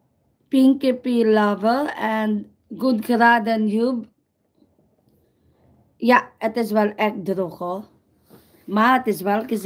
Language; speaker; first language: Dutch; non-native, fluent; Filipino